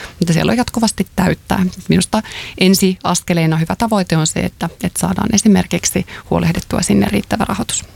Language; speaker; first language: Finnish; native; Finnish